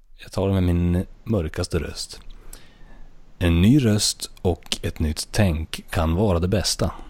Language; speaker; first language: Swedish; native; Swedish